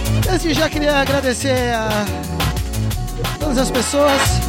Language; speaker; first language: Portuguese; native; Portuguese